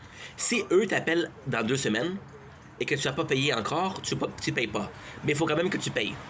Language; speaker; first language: French; native; French